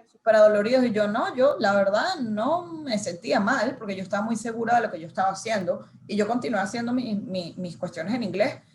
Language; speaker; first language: Spanish; native; Spanish